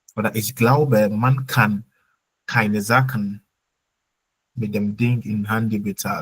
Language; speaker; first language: German; non-native, fluent; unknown